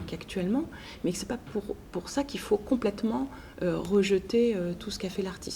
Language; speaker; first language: French; native; French